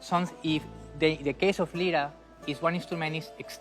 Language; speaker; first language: English; non-native, learner; Spanish